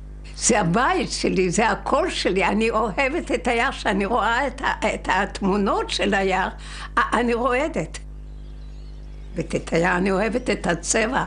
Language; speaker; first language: Hebrew; non-native, fluent; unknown